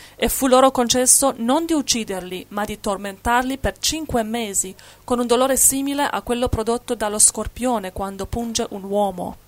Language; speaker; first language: Italian; non-native, fluent; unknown